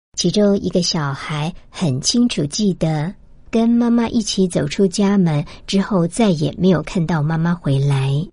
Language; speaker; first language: Chinese; native; Chinese